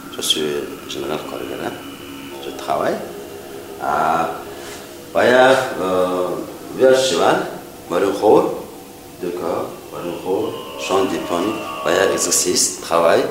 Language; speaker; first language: French; non-native, learner; Mongolian